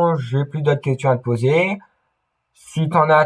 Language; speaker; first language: French; native; French